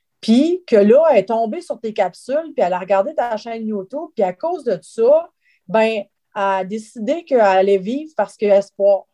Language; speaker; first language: French; native; French